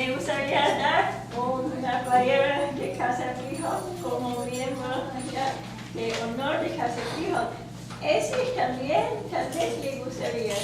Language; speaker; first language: Spanish; non-native, learner; English